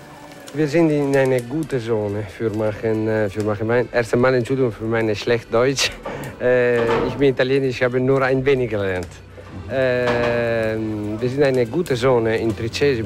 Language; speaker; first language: German; non-native, learner; Italian